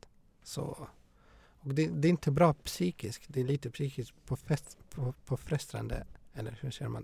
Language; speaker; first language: Swedish; non-native, fluent; Bosnian